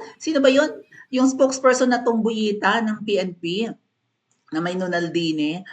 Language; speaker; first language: Filipino; non-native, local second language; Cebuano